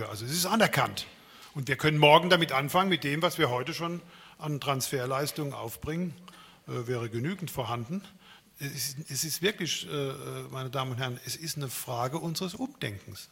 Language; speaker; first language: German; native; German